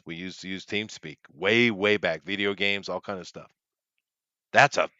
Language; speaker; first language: English; native; English